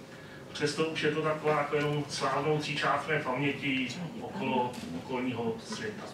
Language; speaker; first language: Czech; native; Czech